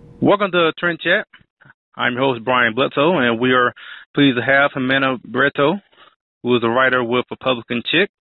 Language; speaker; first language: English; native; English